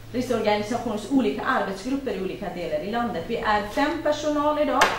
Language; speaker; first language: Swedish; non-native, fluent; Kurdish